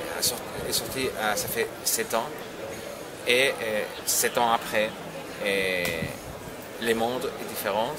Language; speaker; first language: French; non-native, fluent; Spanish